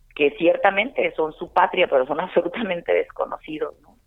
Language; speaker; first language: Spanish; native; Spanish